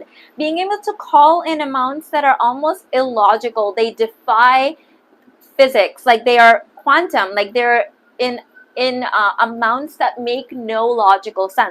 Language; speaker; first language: English; early bilingual, other home language; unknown